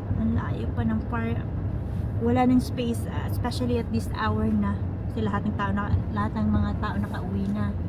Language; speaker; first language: Filipino; non-native, local second language; Cebuano